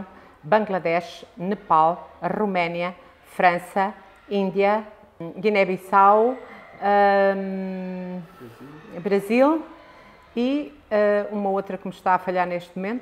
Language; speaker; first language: Portuguese; native; Portuguese